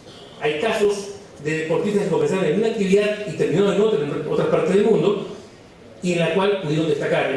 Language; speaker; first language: Spanish; native; Spanish